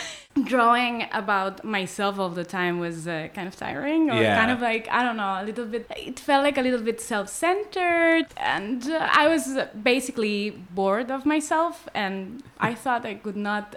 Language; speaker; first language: English; non-native, fluent; Spanish